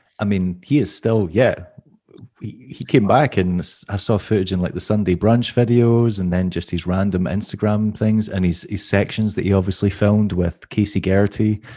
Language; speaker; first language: English; native; English